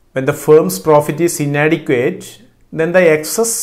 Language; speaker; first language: English; non-native, local second language; Malayalam